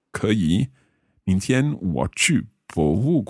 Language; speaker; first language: Chinese; non-native, learner; English